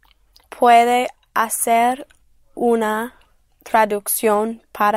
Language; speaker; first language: Spanish; non-native, learner; English